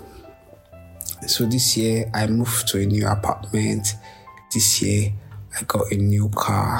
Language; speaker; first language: English; non-native, local second language; Yoruba